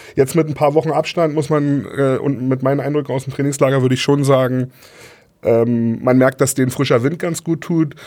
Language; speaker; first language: German; native; German